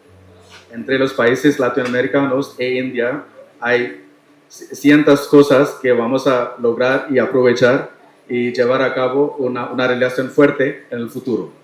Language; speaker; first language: Spanish; non-native, learner; Tamil